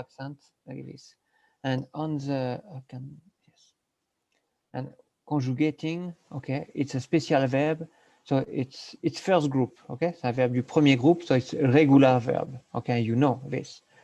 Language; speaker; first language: English; non-native, learner; French